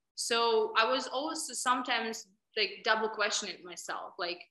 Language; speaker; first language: English; non-native, fluent; Ukrainian